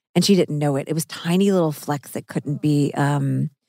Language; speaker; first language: English; native; English